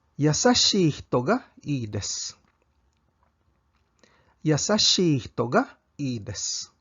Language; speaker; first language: Japanese; non-native, fluent; Cebuano